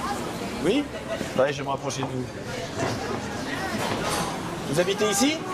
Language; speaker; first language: French; native; French